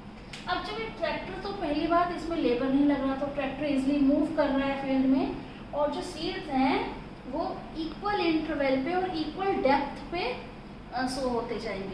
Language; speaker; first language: Hindi; native; Hindi